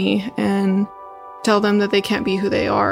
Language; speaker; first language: English; native; English